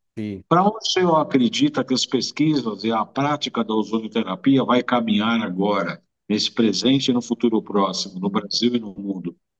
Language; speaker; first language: Portuguese; native; Portuguese